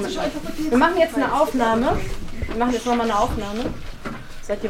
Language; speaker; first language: German; native; German